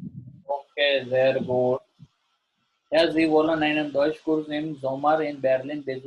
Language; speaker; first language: German; non-native, fluent; Gujarati